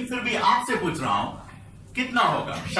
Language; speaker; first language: Hindi; non-native, fluent; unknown